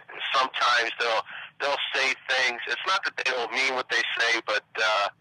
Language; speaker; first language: English; native; English